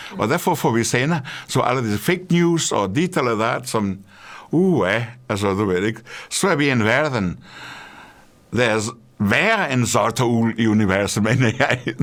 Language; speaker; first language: Danish; non-native, fluent; Portuguese